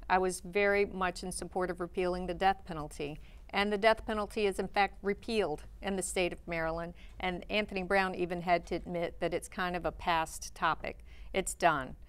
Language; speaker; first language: English; native; English